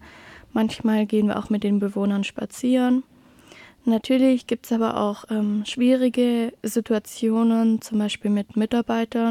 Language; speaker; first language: German; native; German